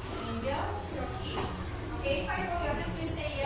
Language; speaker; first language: English; non-native, fluent; Indonesian